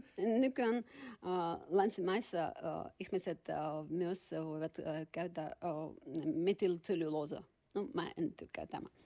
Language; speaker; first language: Finnish; non-native, learner; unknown